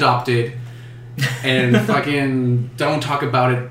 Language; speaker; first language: English; non-native, fluent; Spanish